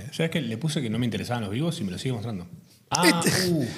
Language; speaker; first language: Spanish; native; Spanish